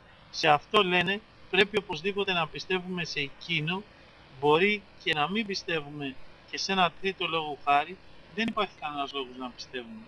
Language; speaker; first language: Greek; native; Greek